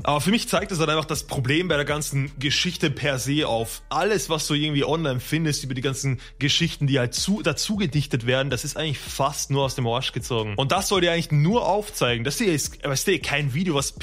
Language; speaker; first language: German; native; German